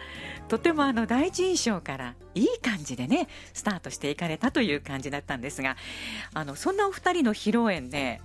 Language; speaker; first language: Japanese; native; Japanese